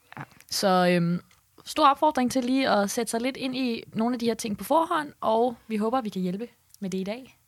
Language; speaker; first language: Danish; native; Danish